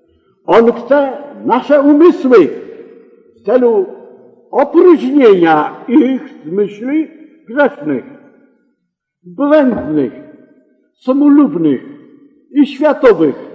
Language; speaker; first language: Polish; native; Polish